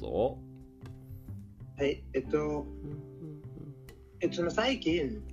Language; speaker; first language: Japanese; non-native, learner; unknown